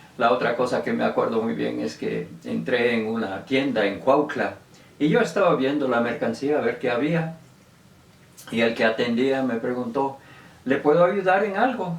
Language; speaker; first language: Spanish; non-native, local second language; English